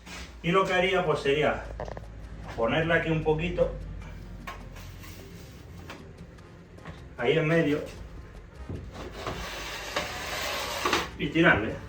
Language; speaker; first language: Spanish; native; Spanish